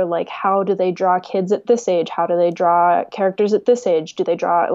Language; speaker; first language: English; native; English